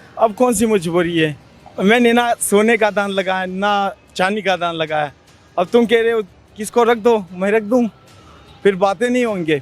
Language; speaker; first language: Hindi; non-native, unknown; Pashto